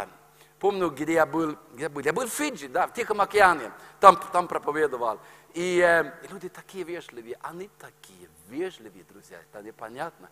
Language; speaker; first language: Russian; non-native, fluent; Norwegian